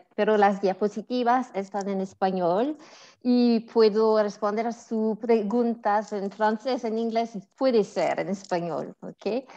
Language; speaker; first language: Spanish; non-native, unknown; French